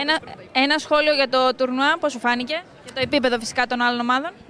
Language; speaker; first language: Greek; native; Greek